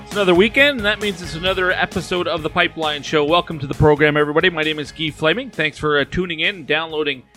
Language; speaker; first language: English; native; English